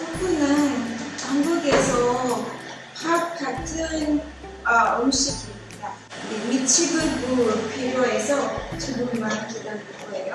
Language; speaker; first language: Korean; non-native, learner; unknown